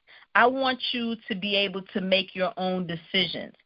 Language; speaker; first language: English; native; English